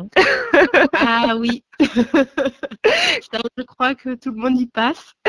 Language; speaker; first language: French; native; French